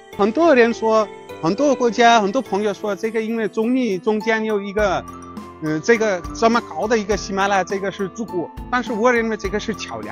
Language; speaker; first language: Chinese; non-native, fluent; Nepali